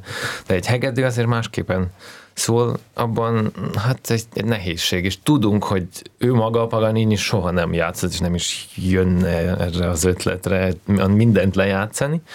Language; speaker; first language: Hungarian; non-native, fluent; Russian